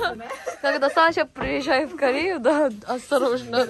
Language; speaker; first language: Russian; non-native, fluent; Korean